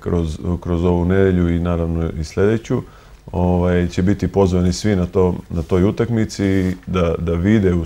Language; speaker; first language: Serbian; native; Serbian